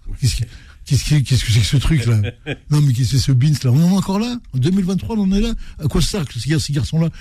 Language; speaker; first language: French; native; French